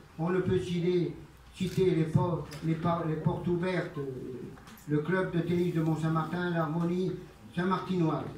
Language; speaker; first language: French; early bilingual, other home language; Italian